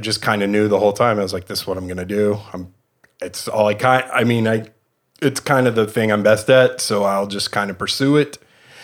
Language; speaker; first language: English; native; English